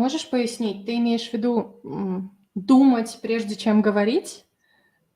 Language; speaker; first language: Russian; native; Russian